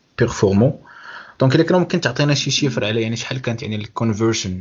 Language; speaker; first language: French; non-native, local second language; Arabic